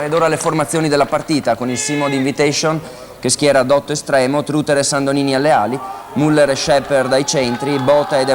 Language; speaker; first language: Italian; native; Italian